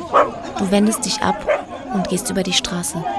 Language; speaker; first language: German; native; German